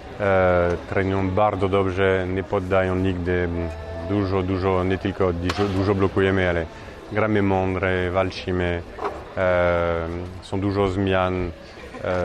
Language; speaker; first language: Polish; non-native, fluent; French